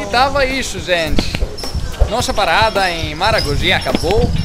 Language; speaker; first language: Portuguese; non-native, learner; Greek